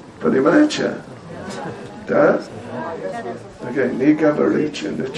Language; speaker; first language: Russian; non-native, learner; English